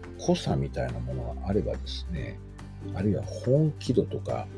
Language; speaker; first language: Japanese; native; Japanese